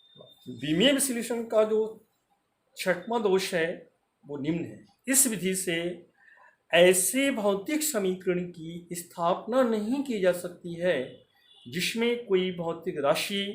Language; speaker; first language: Hindi; native; Hindi